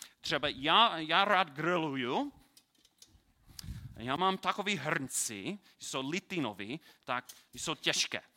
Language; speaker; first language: Czech; non-native, learner; English